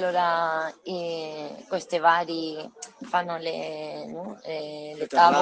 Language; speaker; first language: Italian; non-native, learner; Spanish